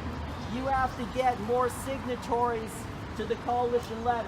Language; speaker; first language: English; native; English